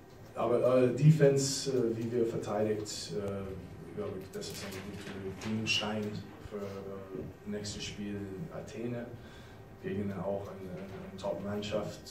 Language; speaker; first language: German; non-native, fluent; English